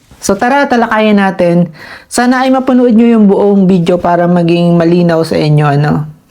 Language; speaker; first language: Filipino; native; Filipino